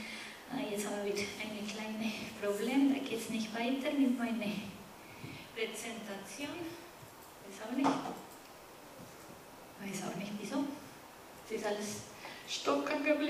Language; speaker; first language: German; non-native, fluent; Spanish